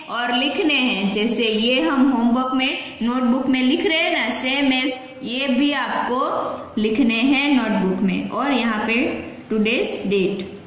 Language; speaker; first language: Hindi; non-native, local second language; Gujarati